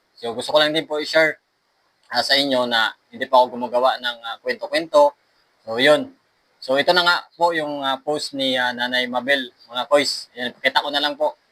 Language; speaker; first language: Filipino; non-native, local second language; Aklanon